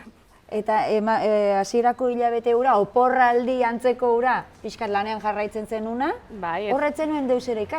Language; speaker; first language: Basque; native; Basque